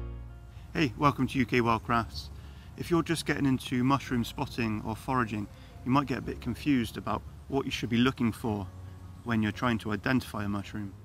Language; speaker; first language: English; native; English